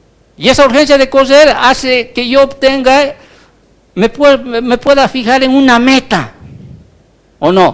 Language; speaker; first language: Spanish; native; Spanish